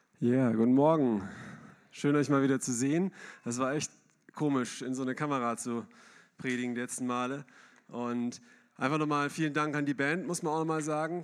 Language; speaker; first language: German; native; German